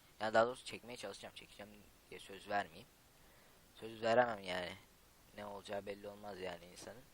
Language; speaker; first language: Turkish; native; Turkish